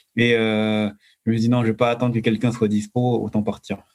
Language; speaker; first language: French; native; French